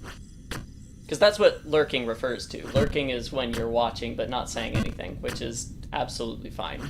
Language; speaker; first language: English; native; English